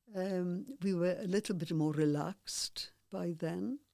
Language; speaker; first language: English; non-native, fluent; Polish